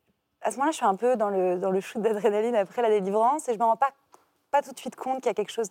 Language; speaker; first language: French; native; French